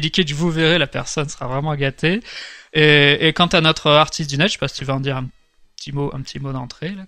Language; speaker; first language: French; native; French